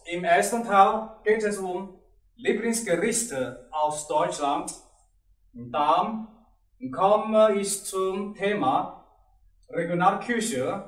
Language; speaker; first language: German; non-native, learner; Chinese